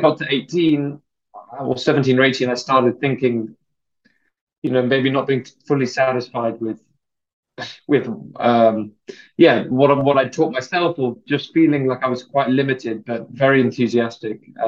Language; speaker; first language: English; native; English